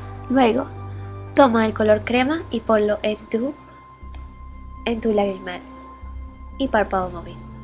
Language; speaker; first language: Spanish; native; Spanish